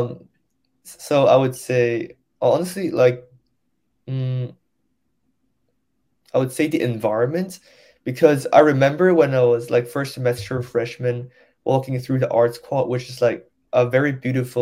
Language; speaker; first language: English; non-native, local second language; Cantonese